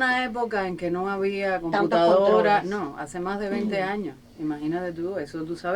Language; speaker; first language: Spanish; native; Spanish